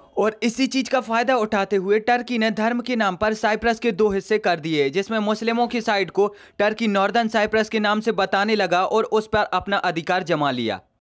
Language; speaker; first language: Hindi; native; Hindi